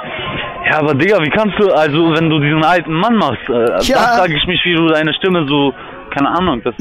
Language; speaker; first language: German; native; German